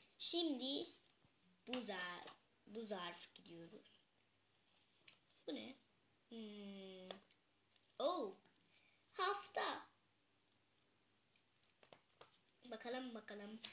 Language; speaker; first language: Turkish; non-native, learner; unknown